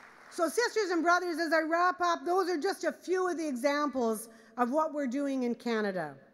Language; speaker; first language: English; native; English